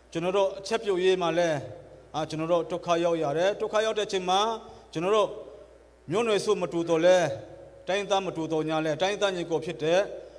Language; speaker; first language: Burmese; non-native, local second language; Hakha Chin